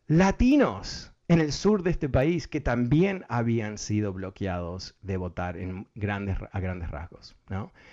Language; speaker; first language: Spanish; early bilingual, heritage; Spanish